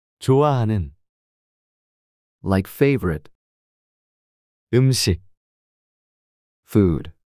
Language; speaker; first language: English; non-native, fluent; Korean